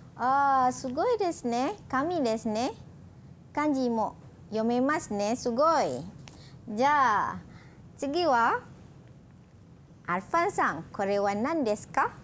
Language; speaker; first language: Japanese; non-native, fluent; Malay